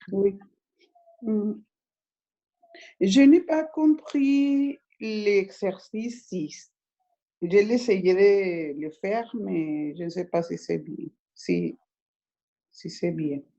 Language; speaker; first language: French; non-native, learner; Spanish